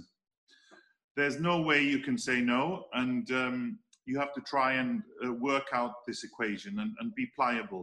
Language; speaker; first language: English; native; English